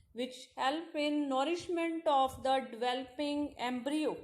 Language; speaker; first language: English; non-native, local second language; Punjabi